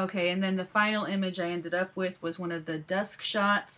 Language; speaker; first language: English; native; English